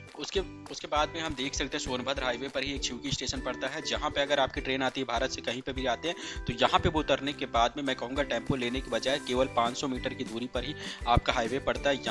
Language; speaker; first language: Hindi; native; Hindi